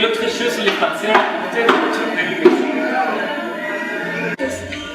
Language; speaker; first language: French; non-native, learner; Spanish